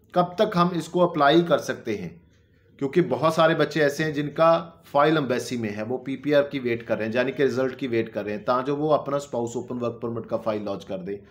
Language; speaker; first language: Hindi; non-native, local second language; Punjabi